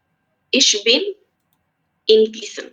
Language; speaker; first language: German; non-native, learner; Bangla